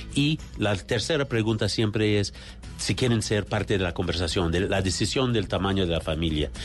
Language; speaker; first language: Spanish; non-native, fluent; English